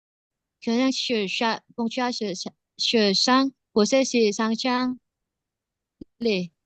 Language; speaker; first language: Chinese; non-native, learner; Indonesian